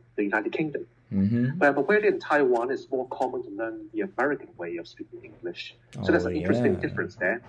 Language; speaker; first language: English; non-native, local second language; Cantonese